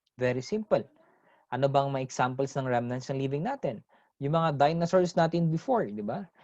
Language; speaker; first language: Filipino; non-native, local second language; Iloko